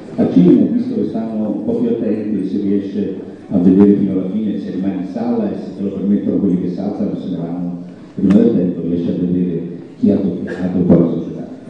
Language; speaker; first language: Italian; native; Italian